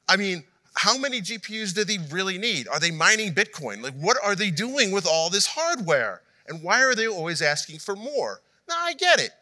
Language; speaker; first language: English; native; English